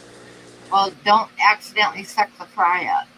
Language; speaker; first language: English; native; English